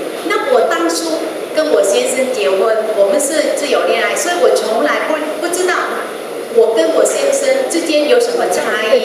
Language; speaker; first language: Chinese; non-native, fluent; Vietnamese